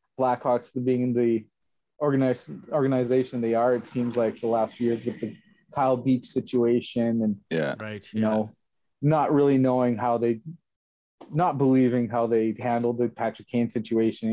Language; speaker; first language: English; native; English